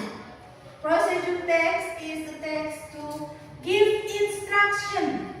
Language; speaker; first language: English; non-native, learner; Indonesian